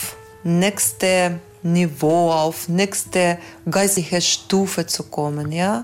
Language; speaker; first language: German; non-native, fluent; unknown